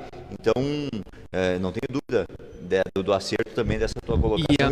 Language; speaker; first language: Portuguese; native; Portuguese